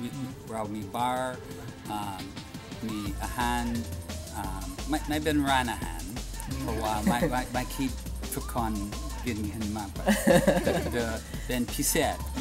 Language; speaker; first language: Thai; non-native, learner; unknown